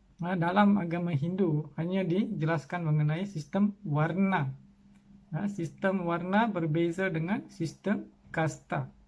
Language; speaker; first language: Malay; non-native, local second language; Tamil